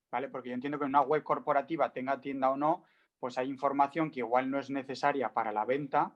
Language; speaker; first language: Spanish; native; Spanish